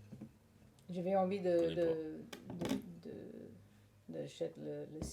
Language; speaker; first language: French; non-native, learner; English